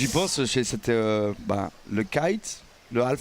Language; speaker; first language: French; native; French